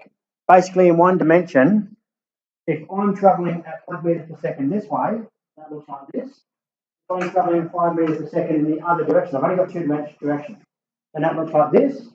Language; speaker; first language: English; native; English